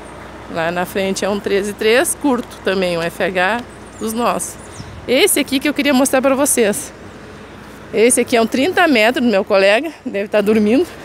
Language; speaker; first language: Portuguese; native; Portuguese